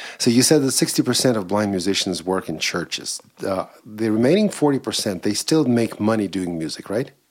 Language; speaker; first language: English; non-native, fluent; Russian